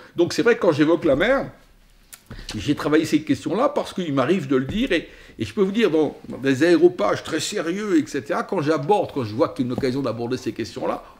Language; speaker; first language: French; native; French